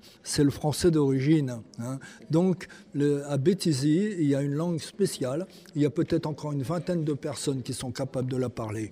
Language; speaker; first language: French; native; French